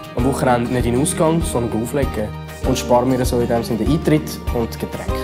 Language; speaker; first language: German; native; German